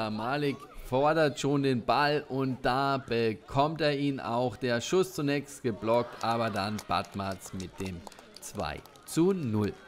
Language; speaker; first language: German; native; German